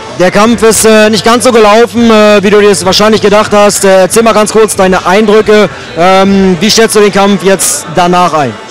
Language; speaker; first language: German; native; German